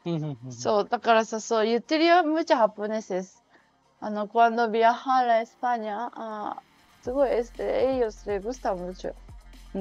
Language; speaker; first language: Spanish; non-native, learner; Japanese